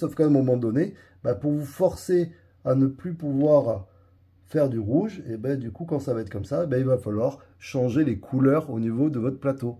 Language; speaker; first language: French; native; French